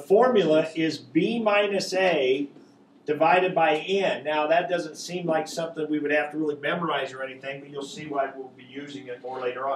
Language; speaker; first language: English; native; English